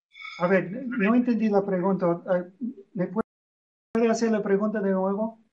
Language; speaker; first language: Spanish; non-native, fluent; English